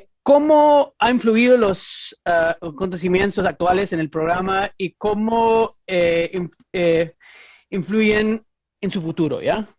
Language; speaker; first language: Spanish; non-native, fluent; English